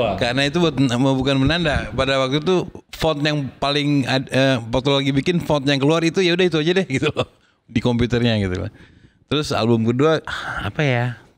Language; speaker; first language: Indonesian; native; Indonesian